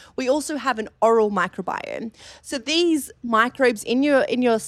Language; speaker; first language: English; native; English